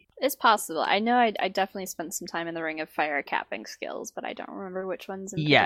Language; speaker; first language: English; native; English